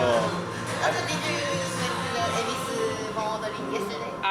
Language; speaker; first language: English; non-native, learner; Chinese